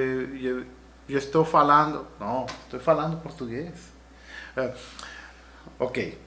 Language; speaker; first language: Portuguese; non-native, learner; Spanish